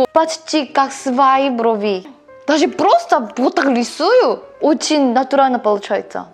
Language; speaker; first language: Russian; non-native, learner; Korean